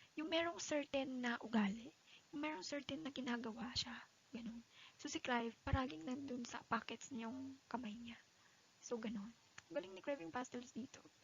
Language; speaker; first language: Filipino; non-native, local second language; Iloko